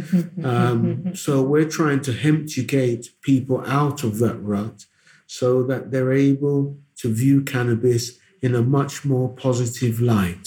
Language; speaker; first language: English; non-native, local second language; Akan